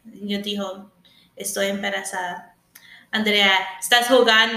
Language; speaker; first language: Spanish; early bilingual, heritage; English